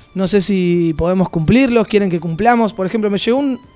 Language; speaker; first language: Spanish; native; Spanish